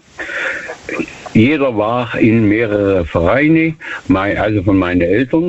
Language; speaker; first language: German; native; German